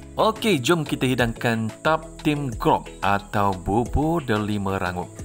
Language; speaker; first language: Malay; native; Malay